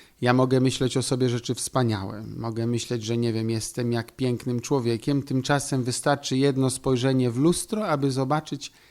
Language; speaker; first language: Polish; native; Polish